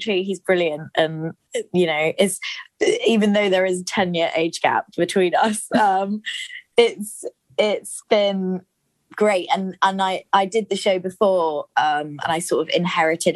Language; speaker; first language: English; native; English